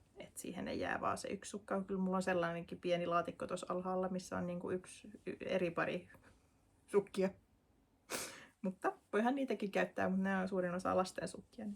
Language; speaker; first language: Finnish; non-native, local second language; Swedish